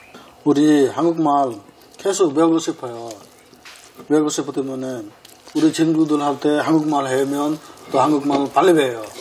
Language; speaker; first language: Korean; non-native, learner; Bangla